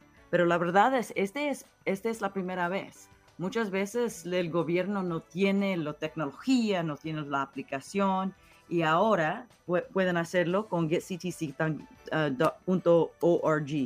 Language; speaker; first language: Spanish; early bilingual, heritage; English